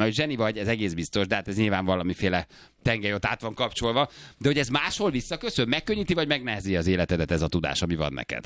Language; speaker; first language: Hungarian; native; Hungarian